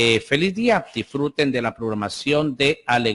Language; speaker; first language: Spanish; native; Spanish